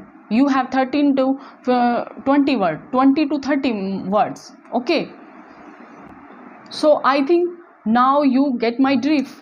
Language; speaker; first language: English; non-native, local second language; Hindi